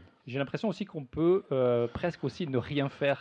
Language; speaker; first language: French; native; French